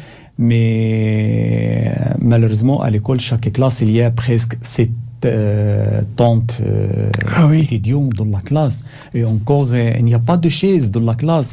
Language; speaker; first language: French; non-native, learner; Arabic